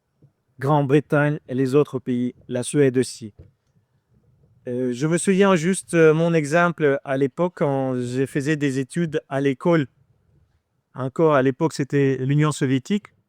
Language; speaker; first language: French; non-native, fluent; Ukrainian